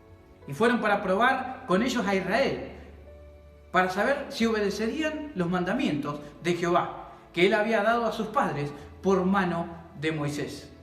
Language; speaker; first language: Spanish; native; Spanish